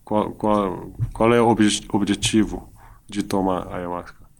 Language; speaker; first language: Portuguese; non-native, fluent; Dutch